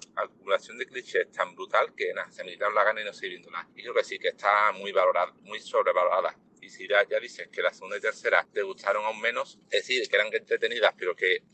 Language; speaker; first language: Spanish; native; Spanish